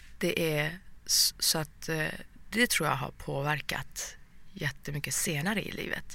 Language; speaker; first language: Swedish; early bilingual, other home language; Persian